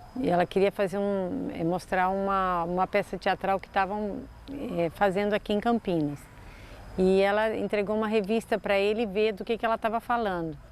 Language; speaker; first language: Portuguese; native; Portuguese